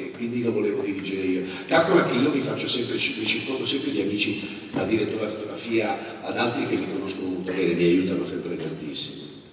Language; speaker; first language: Italian; native; Italian